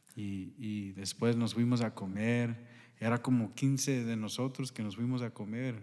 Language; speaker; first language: Spanish; early bilingual, heritage; Spanish